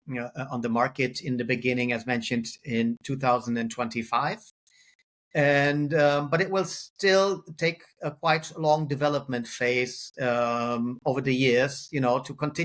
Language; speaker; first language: English; non-native, fluent; German